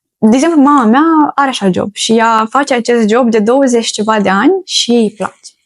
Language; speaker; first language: Romanian; native; Romanian